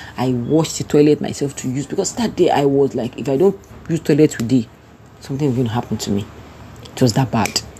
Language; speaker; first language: English; non-native, local second language; Yoruba